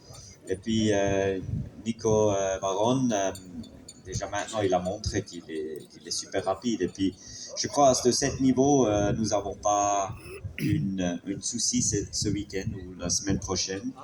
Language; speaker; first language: French; non-native, fluent; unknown